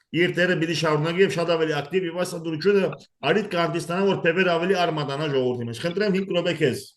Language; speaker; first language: Armenian; early bilingual, heritage; Armenian